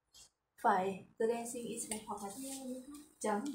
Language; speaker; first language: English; non-native, learner; Vietnamese